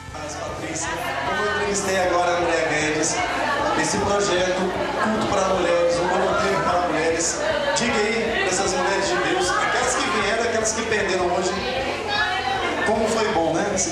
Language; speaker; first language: Portuguese; native; Portuguese